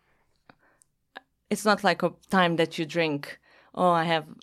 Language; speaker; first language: English; non-native, fluent; Bosnian